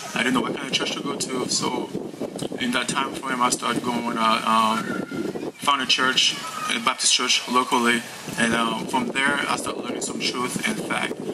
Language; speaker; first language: English; non-native, fluent; Haitian Creole